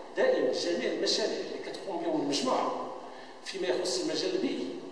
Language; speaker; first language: French; non-native, local second language; Arabic